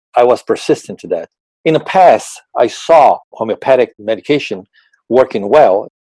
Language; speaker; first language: English; non-native, fluent; Portuguese